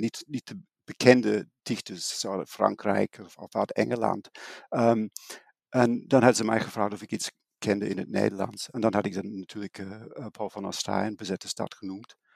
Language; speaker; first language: Dutch; non-native, fluent; English